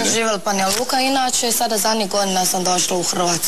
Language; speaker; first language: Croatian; non-native, learner; Chinese